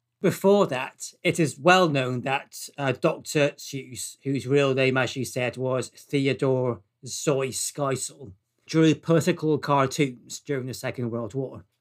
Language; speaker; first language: English; native; English